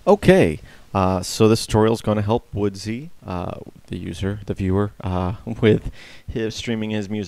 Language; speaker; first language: English; native; English